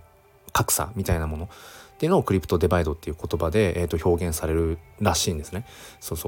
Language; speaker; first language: Japanese; native; Japanese